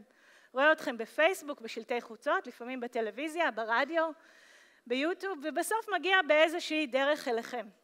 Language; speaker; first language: Hebrew; native; Hebrew